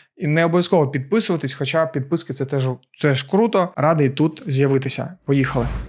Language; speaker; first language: Ukrainian; non-native, local second language; Russian